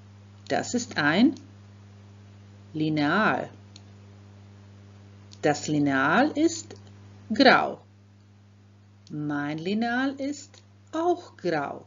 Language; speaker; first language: German; non-native, fluent; Croatian